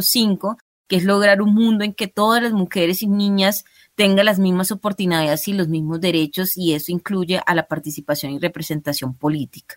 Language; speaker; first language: Spanish; native; Spanish